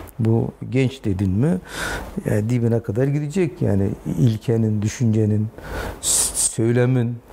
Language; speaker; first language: Turkish; non-native, local second language; Zaza